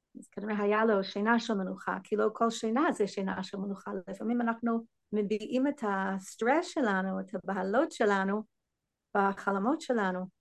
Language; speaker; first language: Hebrew; non-native, fluent; English